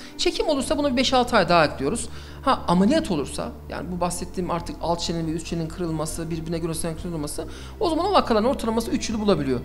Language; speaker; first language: Turkish; early bilingual, heritage; Turkish